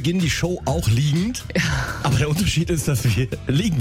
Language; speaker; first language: German; native; German